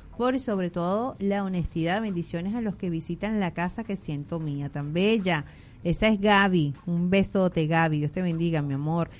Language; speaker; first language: Spanish; native; Spanish